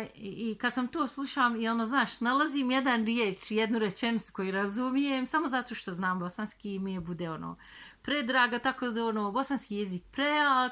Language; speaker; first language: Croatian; non-native, fluent; Turkish